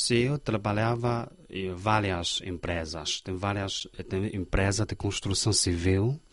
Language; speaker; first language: Portuguese; non-native, learner; Chinese